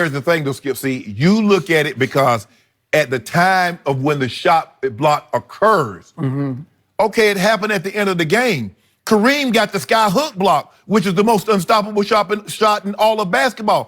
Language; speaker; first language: English; native; English